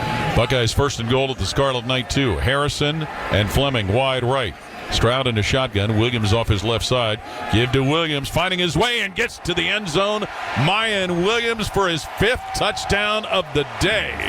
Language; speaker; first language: English; native; English